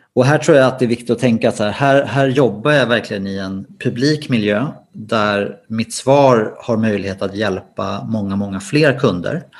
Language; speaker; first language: Swedish; native; Swedish